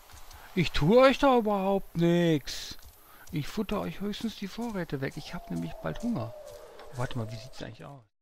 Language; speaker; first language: German; native; German